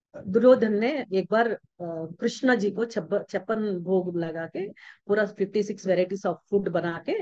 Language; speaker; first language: Hindi; non-native, local second language; Telugu